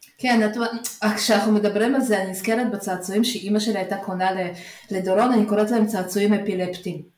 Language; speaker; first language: Hebrew; early bilingual, other home language; Russian